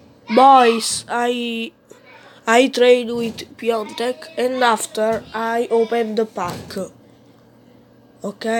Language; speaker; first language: English; non-native, learner; Italian